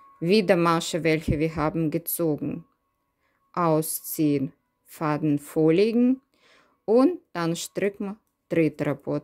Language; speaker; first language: German; non-native, learner; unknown